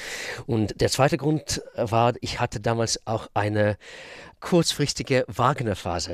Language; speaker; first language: German; non-native, fluent; Russian